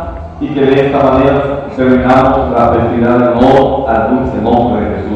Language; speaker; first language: Spanish; native; Spanish